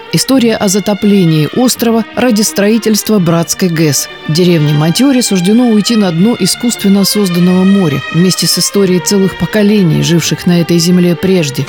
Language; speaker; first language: Russian; native; Russian